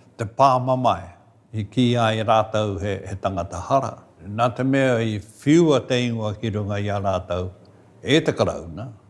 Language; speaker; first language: Māori; native; Māori